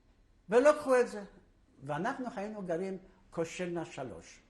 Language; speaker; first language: Hebrew; non-native, fluent; Yiddish